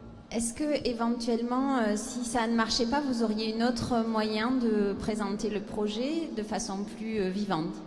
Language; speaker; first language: French; native; French